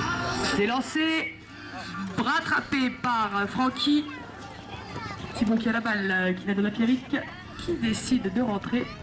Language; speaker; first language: French; native; French